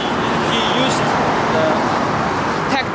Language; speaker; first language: English; non-native, learner; Kazakh